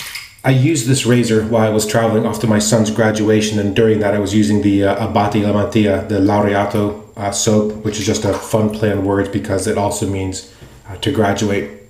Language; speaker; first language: English; native; English